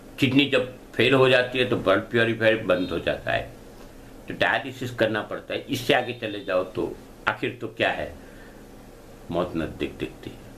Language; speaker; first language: Hindi; non-native, local second language; Gujarati